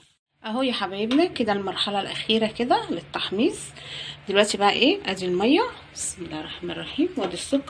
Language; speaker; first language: Arabic; native; Arabic